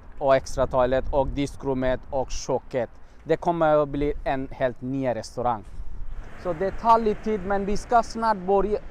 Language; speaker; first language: Swedish; non-native, learner; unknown